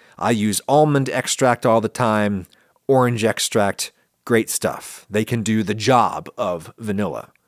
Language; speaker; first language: English; native; English